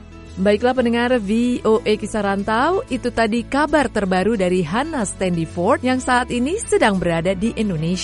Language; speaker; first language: Indonesian; native; Indonesian